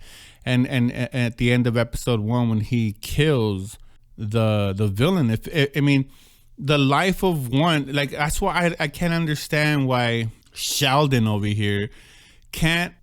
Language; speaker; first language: English; native; English